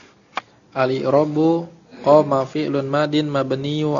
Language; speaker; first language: Arabic; non-native, learner; Indonesian